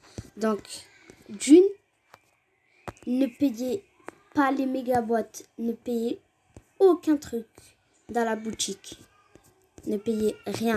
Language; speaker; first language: French; native; French